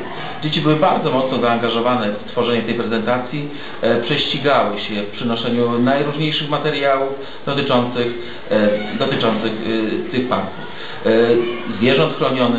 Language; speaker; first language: Polish; native; Polish